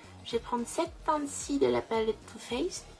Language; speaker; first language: French; native; French